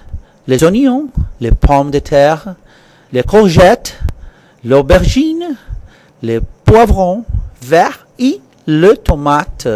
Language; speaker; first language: French; non-native, fluent; English